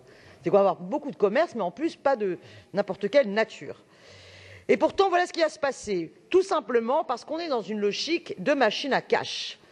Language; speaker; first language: French; native; French